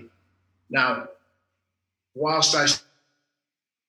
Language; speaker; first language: English; native; English